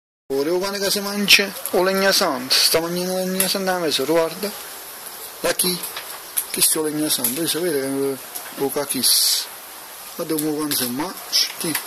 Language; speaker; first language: Italian; non-native, local second language; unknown